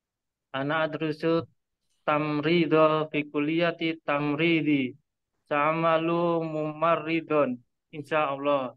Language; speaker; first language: Arabic; non-native, learner; Indonesian